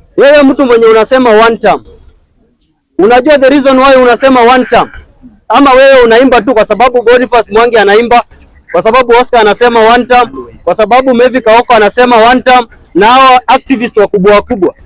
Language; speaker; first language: Swahili; non-native, local second language; Kalenjin